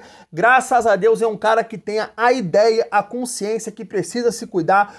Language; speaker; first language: Portuguese; native; Portuguese